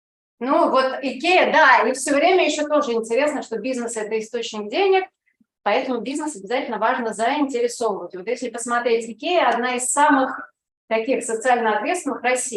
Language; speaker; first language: Russian; native; Russian